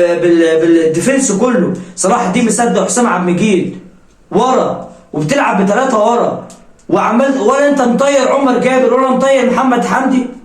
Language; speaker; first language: Arabic; native; Arabic